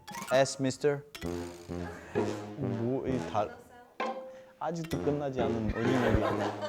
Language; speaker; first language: Korean; non-native, fluent; Hindi